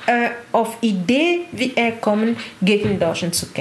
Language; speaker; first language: German; non-native, learner; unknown